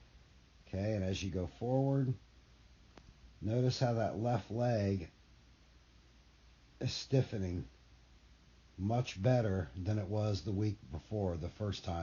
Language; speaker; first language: English; native; English